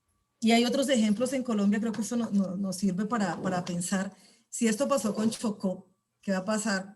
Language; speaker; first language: Spanish; native; Spanish